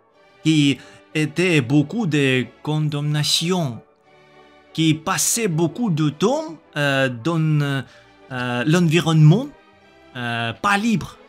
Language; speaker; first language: French; non-native, learner; Russian